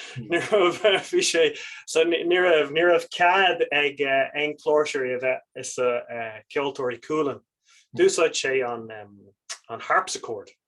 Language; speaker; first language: Irish; non-native, local second language; English